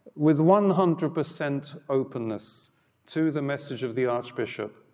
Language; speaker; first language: English; native; English